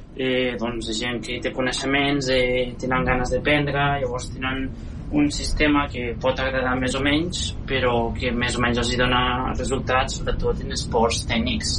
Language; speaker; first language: Catalan; native; Catalan